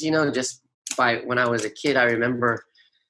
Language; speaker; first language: English; native; English